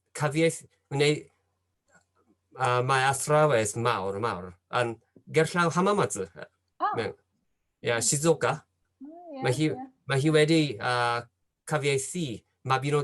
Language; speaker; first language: Welsh; non-native, fluent; Japanese